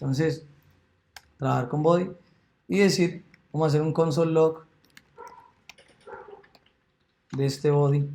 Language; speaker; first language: Spanish; native; Spanish